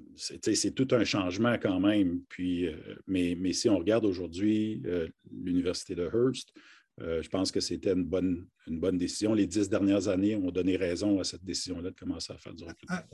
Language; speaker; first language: French; native; French